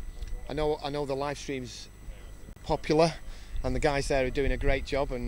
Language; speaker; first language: English; native; English